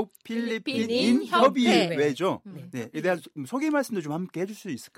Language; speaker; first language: Korean; native; Korean